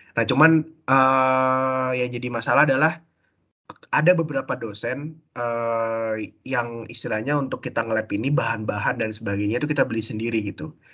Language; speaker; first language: Indonesian; native; Indonesian